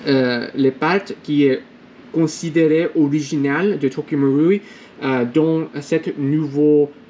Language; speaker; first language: French; non-native, learner; English